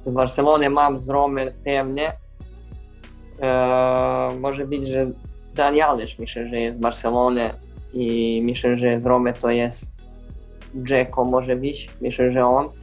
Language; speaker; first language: Polish; non-native, learner; Serbian